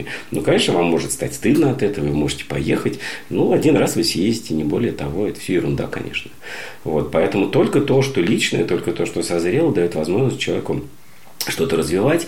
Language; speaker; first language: Russian; native; Russian